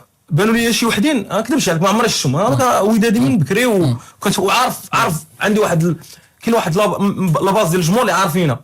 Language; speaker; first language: Arabic; native; Arabic